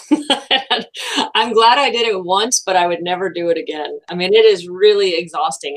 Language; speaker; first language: English; native; English